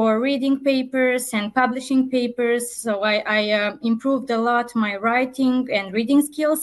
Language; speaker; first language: English; non-native, fluent; Serbian